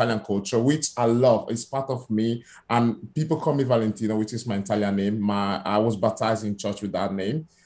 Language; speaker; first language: English; non-native, fluent; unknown